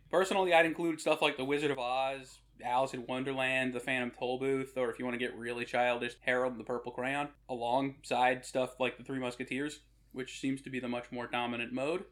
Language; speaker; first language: English; native; English